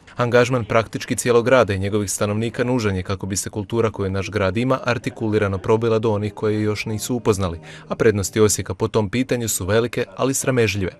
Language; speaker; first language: Croatian; native; Croatian